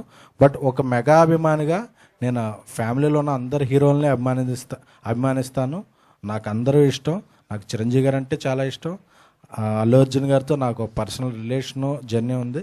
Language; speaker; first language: Telugu; native; Telugu